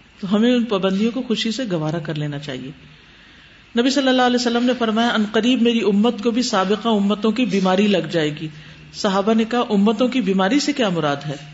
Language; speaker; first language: Urdu; native; Urdu